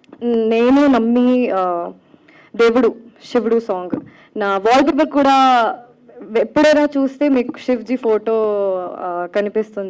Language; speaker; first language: Telugu; non-native, fluent; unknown